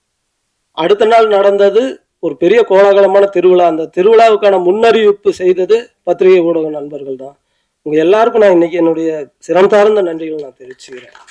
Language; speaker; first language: Tamil; native; Tamil